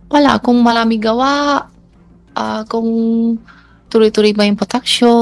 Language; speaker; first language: Filipino; non-native, learner; Chinese